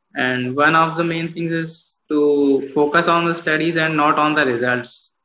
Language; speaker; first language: English; non-native, local second language; Hindi